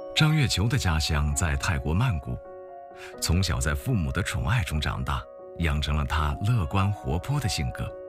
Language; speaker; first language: Chinese; native; Chinese